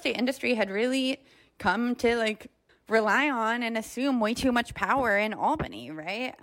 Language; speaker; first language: English; native; English